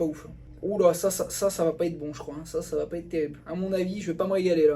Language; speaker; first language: French; native; French